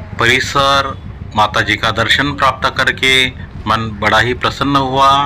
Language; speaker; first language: Hindi; non-native, local second language; Marathi